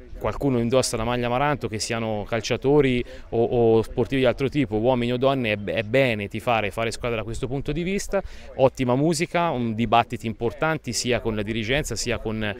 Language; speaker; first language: Italian; native; Italian